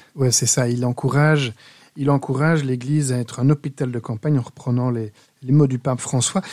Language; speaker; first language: French; native; French